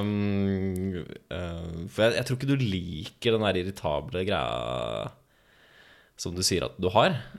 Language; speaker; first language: Norwegian; native; Norwegian